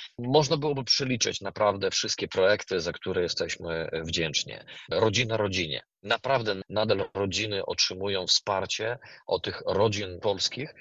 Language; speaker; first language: Polish; non-native, fluent; Ukrainian